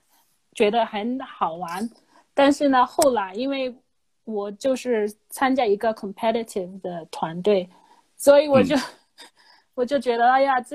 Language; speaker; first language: Chinese; non-native, fluent; English